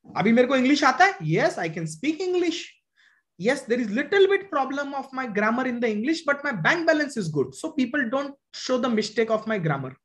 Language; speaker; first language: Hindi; non-native, local second language; Marathi